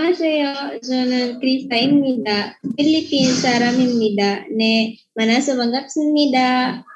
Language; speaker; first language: Korean; non-native, learner; Filipino